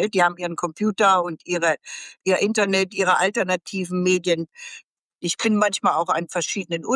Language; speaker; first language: German; native; German